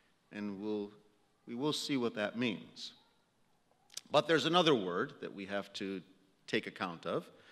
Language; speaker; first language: English; early bilingual, other home language; Romanian